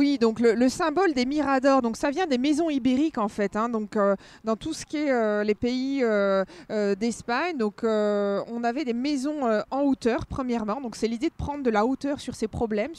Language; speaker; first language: French; native; French